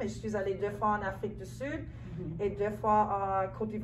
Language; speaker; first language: French; non-native, local second language; English